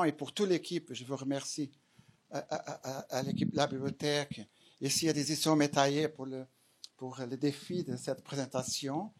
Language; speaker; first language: French; non-native, fluent; Portuguese